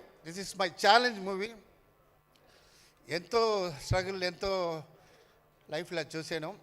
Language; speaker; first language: Telugu; non-native, learner; Tamil